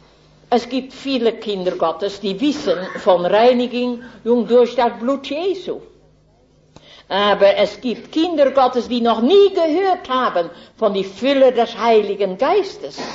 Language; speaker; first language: German; non-native, fluent; Dutch